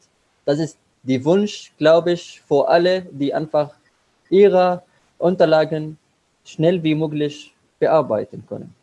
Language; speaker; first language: German; non-native, learner; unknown